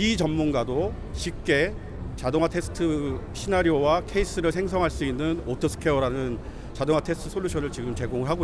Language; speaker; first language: Korean; native; Korean